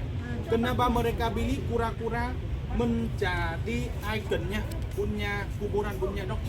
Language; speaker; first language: Indonesian; non-native, fluent; Vietnamese